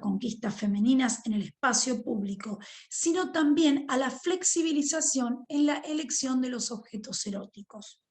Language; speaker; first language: Spanish; native; Spanish